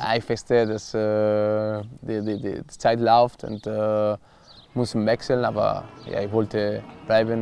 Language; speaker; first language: German; non-native, learner; Spanish